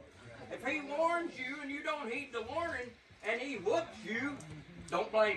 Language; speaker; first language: English; native; English